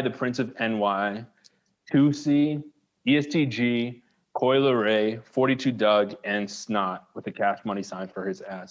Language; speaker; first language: English; native; English